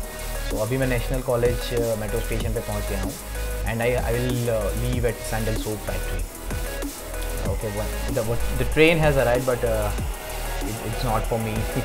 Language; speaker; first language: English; non-native, local second language; Hindi